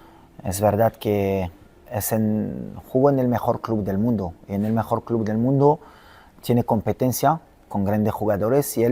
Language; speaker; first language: Spanish; non-native, fluent; French